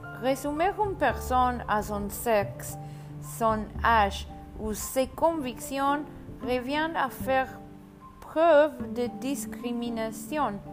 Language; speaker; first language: French; non-native, learner; Spanish